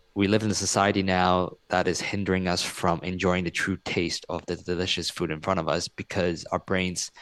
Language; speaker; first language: English; non-native, local second language; Cantonese